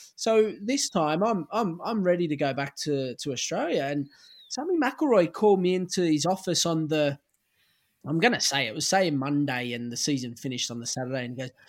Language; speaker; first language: English; native; English